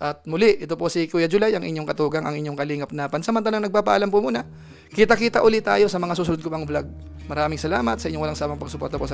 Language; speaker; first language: Filipino; native; Filipino